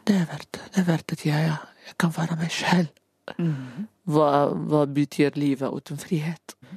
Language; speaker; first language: Norwegian; non-native, fluent; Arabic